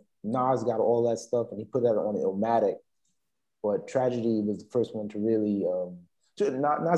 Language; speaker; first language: English; native; English